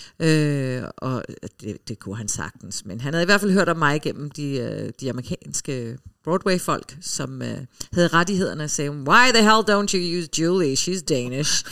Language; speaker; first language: Danish; early bilingual, heritage; Danish